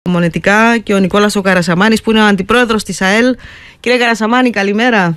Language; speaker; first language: Greek; native; Greek